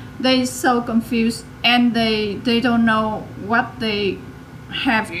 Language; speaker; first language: English; non-native, learner; Vietnamese